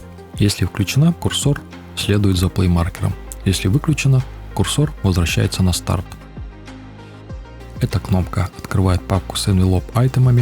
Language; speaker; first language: Russian; native; Russian